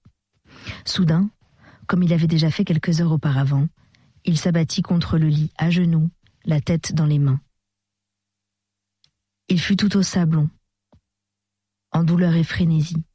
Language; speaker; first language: French; native; French